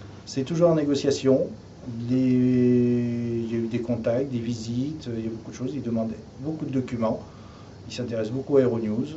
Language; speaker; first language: French; native; French